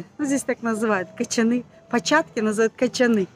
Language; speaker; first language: Russian; native; Russian